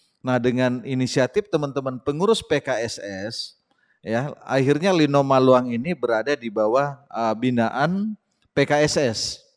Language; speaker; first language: Indonesian; non-native, local second language; Buginese